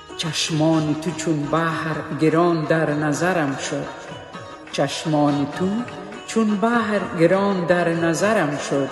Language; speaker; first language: Persian; native; Persian